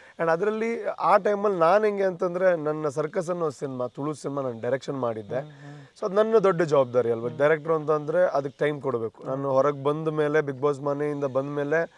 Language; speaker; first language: Kannada; non-native, local second language; Tulu